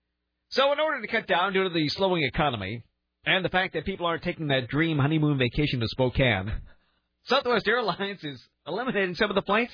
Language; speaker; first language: English; native; English